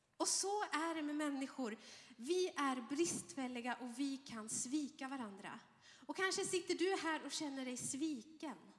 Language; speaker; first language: Swedish; early bilingual, other home language; Arabic